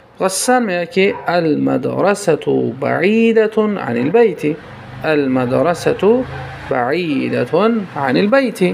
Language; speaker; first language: Arabic; non-native, fluent; Tajik